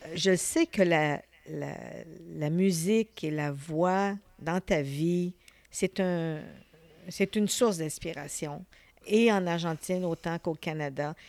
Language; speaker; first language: French; native; French